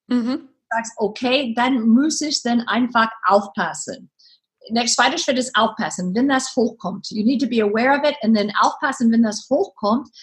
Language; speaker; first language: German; non-native, learner; English